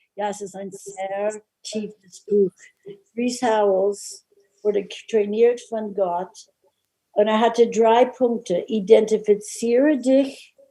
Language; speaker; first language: German; non-native, fluent; English